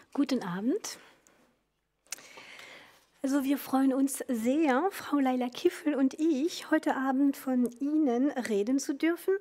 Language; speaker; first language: German; non-native, fluent; French